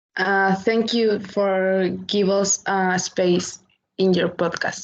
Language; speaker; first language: English; non-native, learner; Spanish